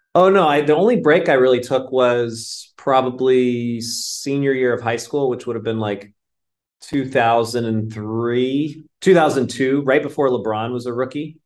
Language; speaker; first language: English; native; English